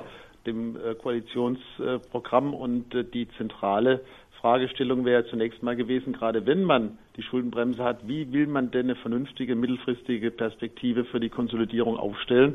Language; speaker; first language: German; native; German